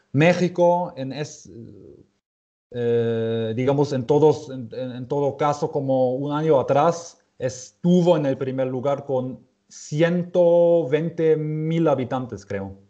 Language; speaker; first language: Spanish; non-native, fluent; German